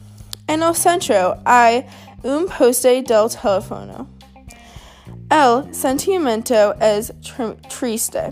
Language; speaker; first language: Spanish; non-native, learner; English